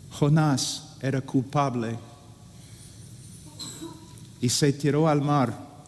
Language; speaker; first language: Spanish; non-native, fluent; English